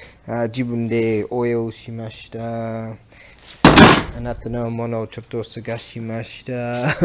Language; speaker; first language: Japanese; non-native, learner; English